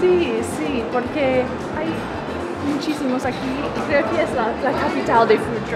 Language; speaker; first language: Spanish; non-native, fluent; English